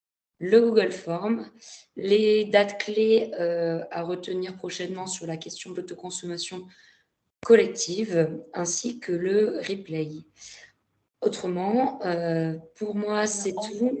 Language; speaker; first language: French; native; French